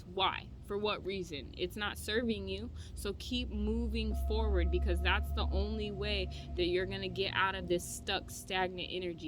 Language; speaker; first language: English; native; English